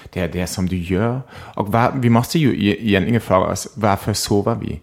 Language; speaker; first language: Swedish; non-native, fluent; German